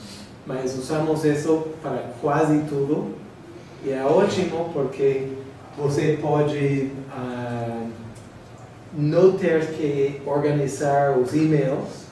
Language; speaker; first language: Portuguese; non-native, fluent; English